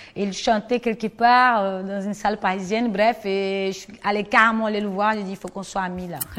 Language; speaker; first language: French; non-native, fluent; Portuguese